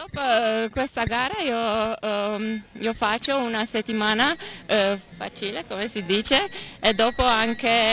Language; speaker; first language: Italian; non-native, learner; Croatian